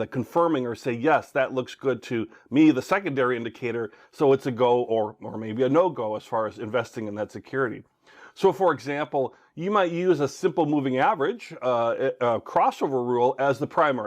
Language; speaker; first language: English; native; English